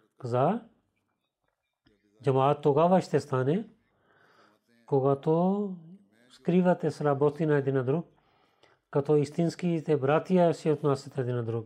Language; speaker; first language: Bulgarian; non-native, learner; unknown